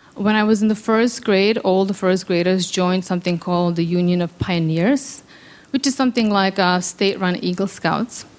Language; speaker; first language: English; early bilingual, other home language; Serbian